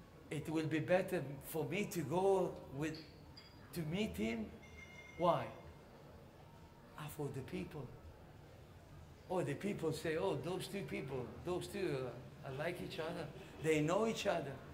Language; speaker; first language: English; non-native, fluent; Italian